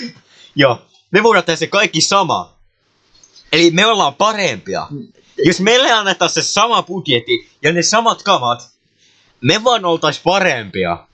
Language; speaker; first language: Finnish; native; Finnish